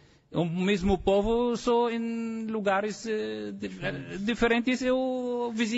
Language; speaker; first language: Portuguese; non-native, fluent; Arabic